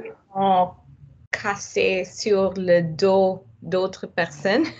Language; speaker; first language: French; non-native, learner; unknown